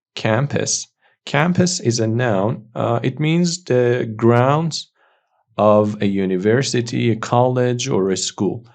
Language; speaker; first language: English; non-native, fluent; Persian